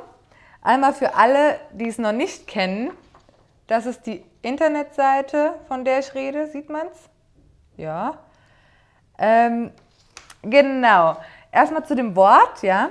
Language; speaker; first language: German; native; German